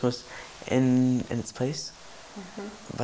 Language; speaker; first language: German; non-native, learner; English